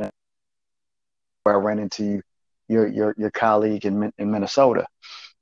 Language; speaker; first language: English; native; English